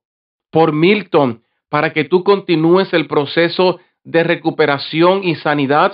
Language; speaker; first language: Spanish; native; Spanish